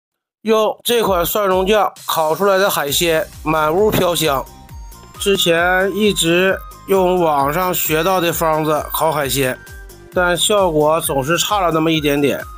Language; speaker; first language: Chinese; native; Chinese